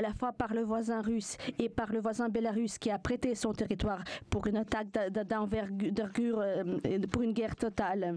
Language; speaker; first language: French; non-native, fluent; Ukrainian